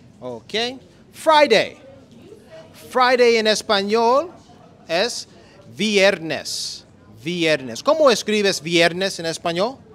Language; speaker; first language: Spanish; non-native, learner; English